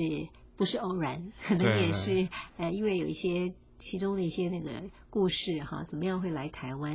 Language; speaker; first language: Chinese; native; Chinese